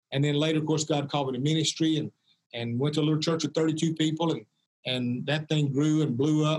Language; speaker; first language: English; native; English